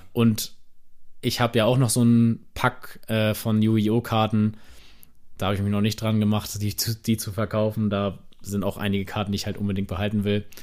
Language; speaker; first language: German; native; German